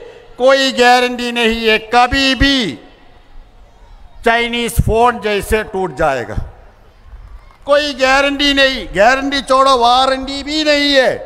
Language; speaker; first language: Hindi; non-native, local second language; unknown